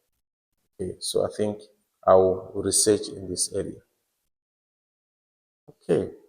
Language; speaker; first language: English; non-native, local second language; Nyanja